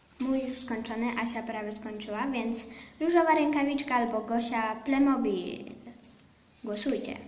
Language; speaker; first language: Polish; early bilingual, heritage; Polish